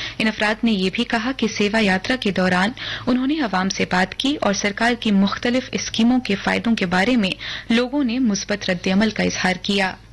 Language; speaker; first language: Urdu; non-native, local second language; Hindi